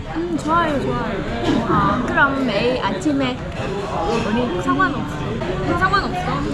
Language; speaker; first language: Korean; non-native, fluent; Vietnamese